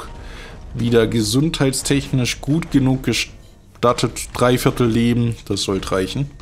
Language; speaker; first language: German; native; German